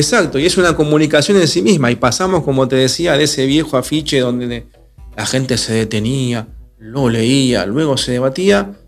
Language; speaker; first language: Spanish; native; Spanish